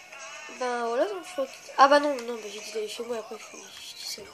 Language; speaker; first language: French; native; French